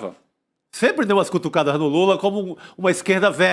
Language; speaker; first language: Portuguese; native; Portuguese